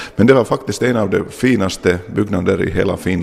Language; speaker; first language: Swedish; non-native, local second language; Finnish